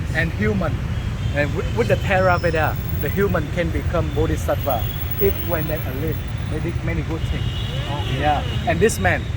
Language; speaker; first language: English; non-native, learner; Vietnamese